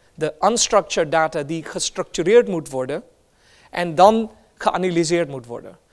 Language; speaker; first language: Dutch; non-native, fluent; Hindi